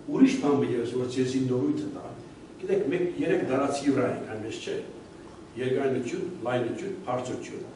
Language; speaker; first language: Armenian; early bilingual, heritage; Armenian